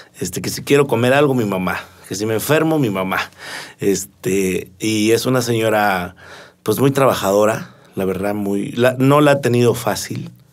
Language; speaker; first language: Spanish; native; Spanish